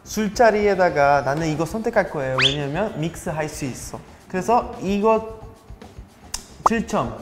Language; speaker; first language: Korean; non-native, learner; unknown